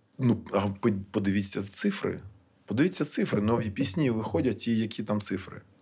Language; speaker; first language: Ukrainian; non-native, local second language; Russian